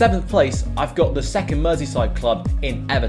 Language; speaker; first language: English; native; English